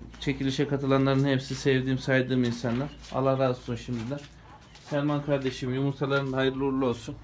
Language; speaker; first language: Turkish; native; Turkish